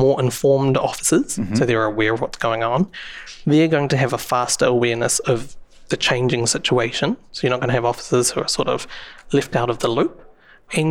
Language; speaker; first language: English; native; English